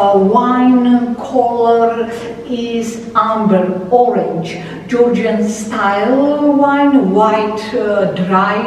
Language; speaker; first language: English; non-native, learner; Georgian